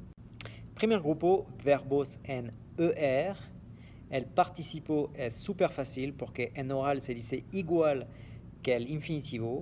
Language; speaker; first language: Spanish; non-native, fluent; French